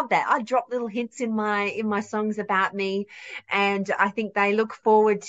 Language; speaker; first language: English; native; English